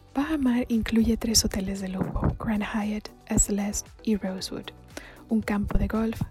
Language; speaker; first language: Spanish; native; Spanish